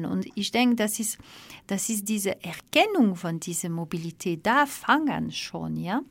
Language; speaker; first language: German; non-native, fluent; Dutch